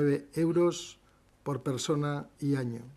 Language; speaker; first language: Spanish; native; Spanish